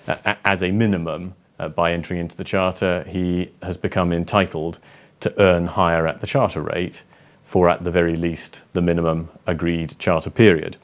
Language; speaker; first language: English; native; English